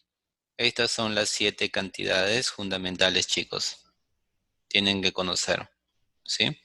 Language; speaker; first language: Spanish; native; Spanish